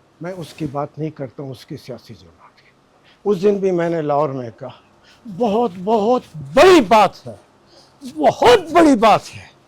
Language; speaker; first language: Urdu; non-native, local second language; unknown